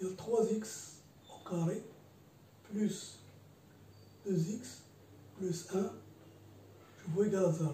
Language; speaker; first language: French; non-native, local second language; Arabic